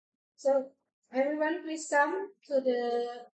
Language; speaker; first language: English; non-native, fluent; Indonesian